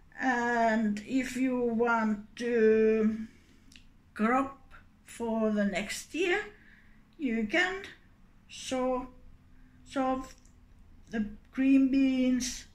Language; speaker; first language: English; non-native, learner; Finnish